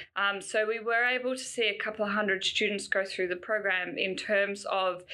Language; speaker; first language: English; native; English